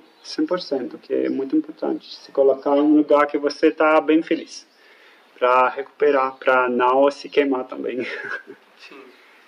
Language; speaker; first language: Portuguese; non-native, fluent; French